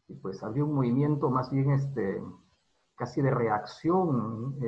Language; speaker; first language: Spanish; native; Spanish